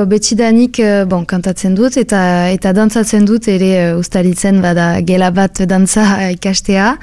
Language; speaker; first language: Basque; non-native, local second language; French